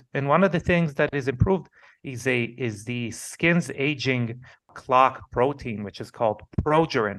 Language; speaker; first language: English; non-native, fluent; Hebrew